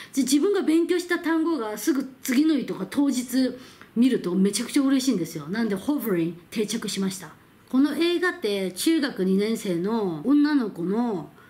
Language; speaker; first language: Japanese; non-native, fluent; Korean